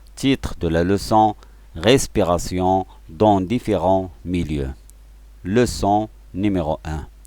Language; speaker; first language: French; non-native, local second language; Arabic